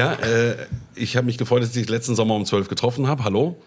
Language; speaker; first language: German; native; German